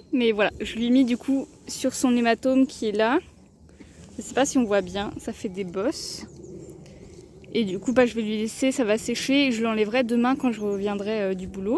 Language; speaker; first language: French; native; French